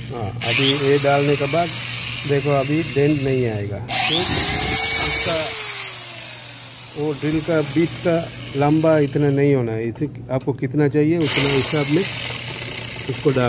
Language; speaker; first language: Hindi; non-native, local second language; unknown